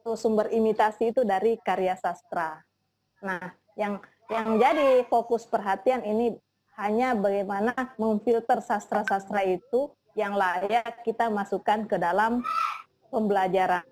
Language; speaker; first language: Indonesian; native; Indonesian